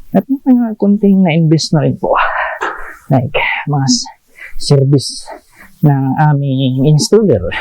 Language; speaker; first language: Filipino; non-native, local second language; Cebuano